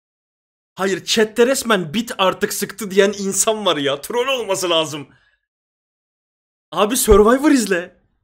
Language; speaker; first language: Turkish; native; Turkish